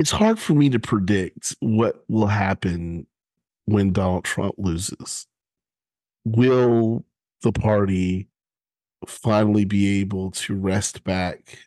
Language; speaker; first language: English; native; English